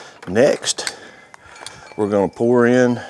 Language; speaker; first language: English; native; English